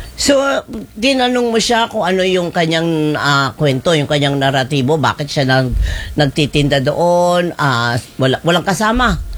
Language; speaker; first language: Filipino; native; Filipino